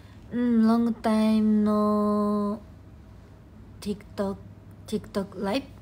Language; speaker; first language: English; non-native, learner; Japanese